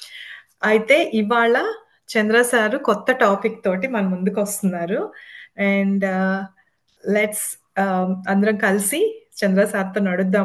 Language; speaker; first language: Telugu; native; Telugu